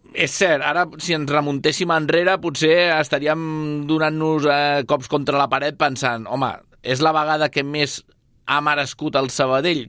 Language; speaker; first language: Catalan; native; Catalan